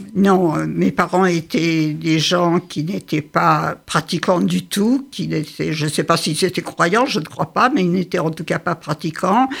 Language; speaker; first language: French; early bilingual, other home language; Yiddish